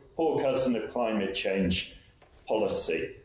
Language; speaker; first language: English; native; English